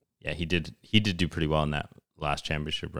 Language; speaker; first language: English; early bilingual, other home language; Spanish